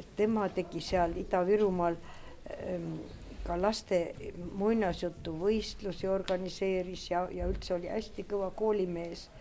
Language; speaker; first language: Estonian; native; Estonian